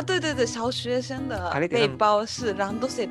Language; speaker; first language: Chinese; non-native, learner; Japanese